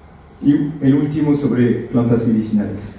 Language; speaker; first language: Spanish; non-native, fluent; French